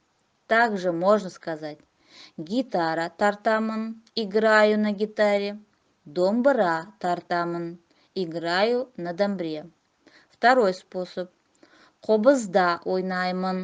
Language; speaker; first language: Russian; non-native, local second language; Kazakh